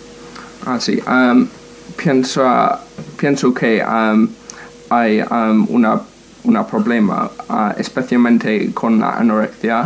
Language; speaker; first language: Spanish; non-native, learner; English